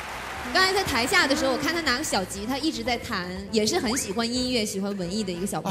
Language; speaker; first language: Chinese; native; Chinese